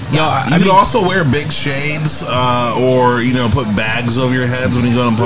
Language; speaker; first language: English; native; English